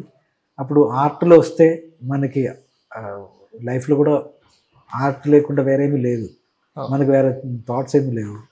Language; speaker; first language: Telugu; non-native, learner; Malayalam